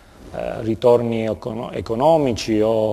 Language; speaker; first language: Italian; native; Italian